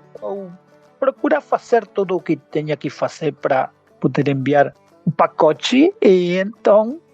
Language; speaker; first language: Portuguese; non-native, learner; Spanish